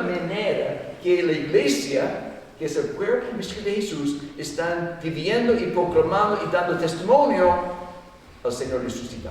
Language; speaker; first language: Spanish; non-native, fluent; English